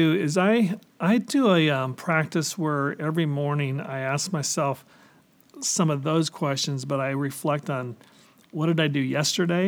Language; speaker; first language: English; native; English